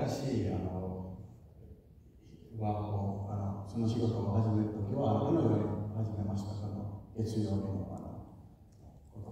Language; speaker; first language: Japanese; non-native, fluent; Finnish